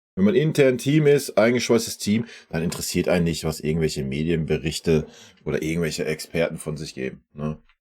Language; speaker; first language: German; native; German